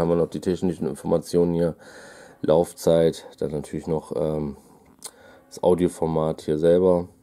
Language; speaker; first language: German; native; German